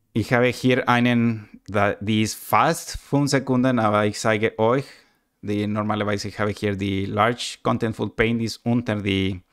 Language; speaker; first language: German; non-native, learner; Spanish